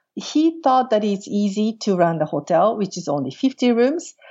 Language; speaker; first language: English; non-native, fluent; Portuguese